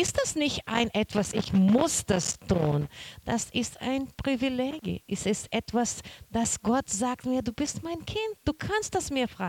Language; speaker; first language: German; non-native, learner; Portuguese